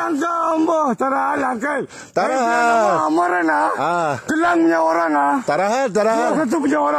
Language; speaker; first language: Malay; non-native, local second language; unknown